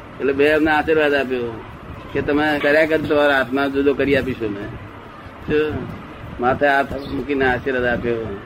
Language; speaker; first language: Gujarati; native; Gujarati